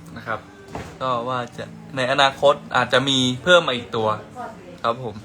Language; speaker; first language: Thai; native; Thai